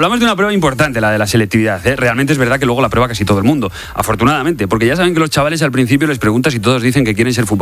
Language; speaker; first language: Spanish; native; Spanish